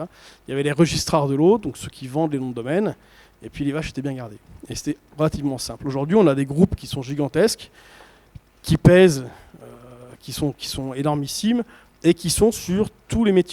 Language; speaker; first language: French; native; French